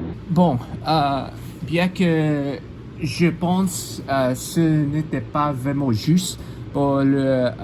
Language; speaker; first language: French; non-native, learner; English